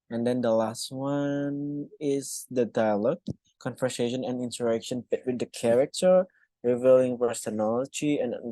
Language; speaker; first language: English; non-native, fluent; Indonesian